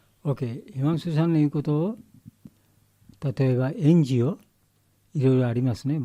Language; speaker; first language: Japanese; non-native, learner; Bangla